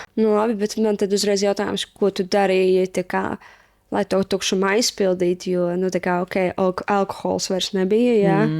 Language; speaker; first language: Latvian; native; Latvian